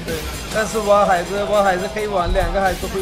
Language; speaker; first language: Chinese; non-native, learner; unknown